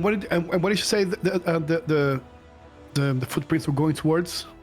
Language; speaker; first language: English; native; English